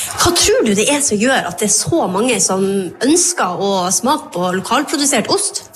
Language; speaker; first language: Norwegian; native; Norwegian